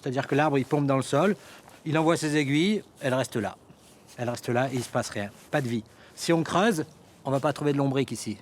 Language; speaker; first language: French; native; French